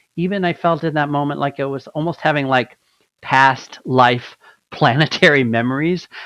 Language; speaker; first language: English; native; English